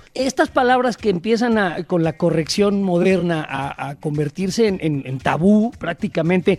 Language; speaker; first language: Spanish; native; Spanish